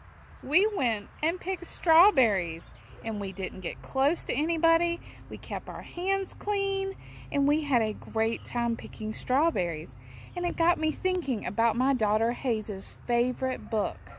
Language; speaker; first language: English; native; English